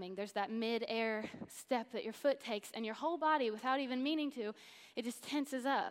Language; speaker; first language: English; native; English